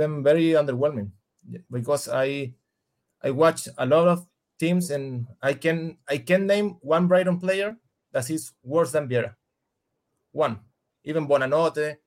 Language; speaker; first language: English; non-native, fluent; Spanish